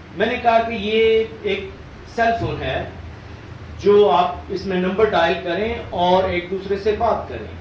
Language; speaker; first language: Urdu; native; Urdu